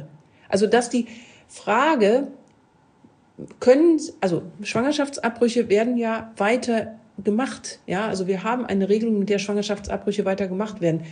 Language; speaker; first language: German; native; German